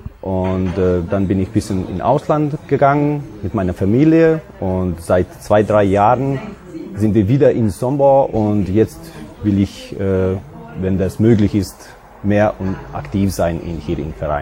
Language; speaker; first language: German; non-native, local second language; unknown